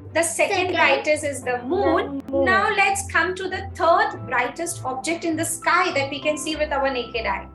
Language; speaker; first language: English; non-native, local second language; Hindi